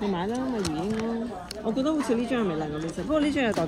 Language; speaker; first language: Chinese; native; Chinese